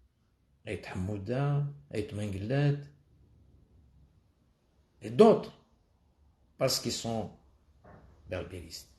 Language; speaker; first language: French; non-native, local second language; Kabyle